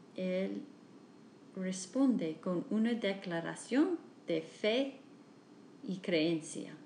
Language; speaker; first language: Spanish; non-native, learner; English